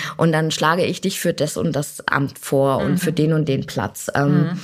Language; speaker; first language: German; native; German